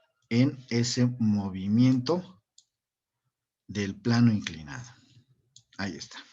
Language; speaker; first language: Spanish; native; Spanish